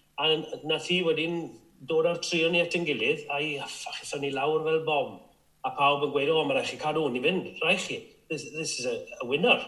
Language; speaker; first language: Welsh; native; Welsh